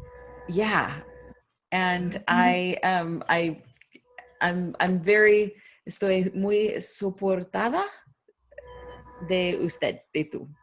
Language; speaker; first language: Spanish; non-native, learner; English